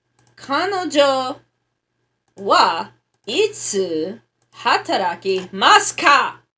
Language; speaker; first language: Japanese; non-native, learner; English